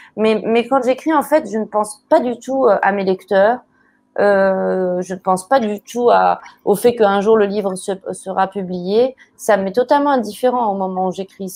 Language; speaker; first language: French; native; French